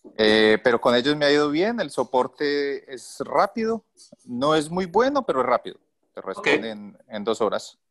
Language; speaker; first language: Spanish; native; Spanish